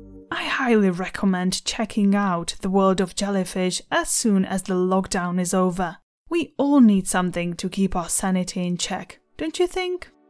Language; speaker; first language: English; non-native, fluent; Czech